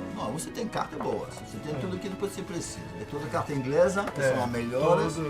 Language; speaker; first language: Portuguese; non-native, fluent; French